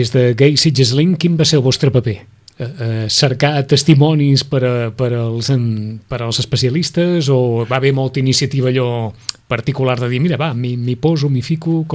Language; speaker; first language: Catalan; native; Catalan